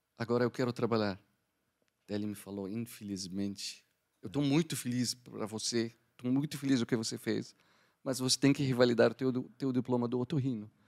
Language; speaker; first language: Portuguese; non-native, fluent; Arabic